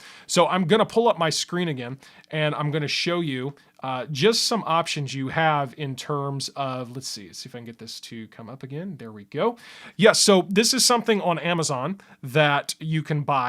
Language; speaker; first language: English; native; English